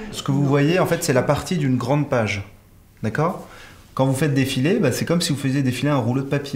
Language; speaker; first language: French; native; French